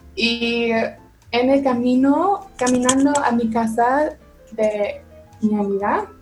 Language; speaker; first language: Spanish; non-native, learner; German